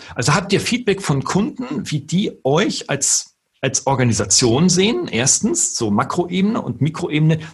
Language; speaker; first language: German; native; German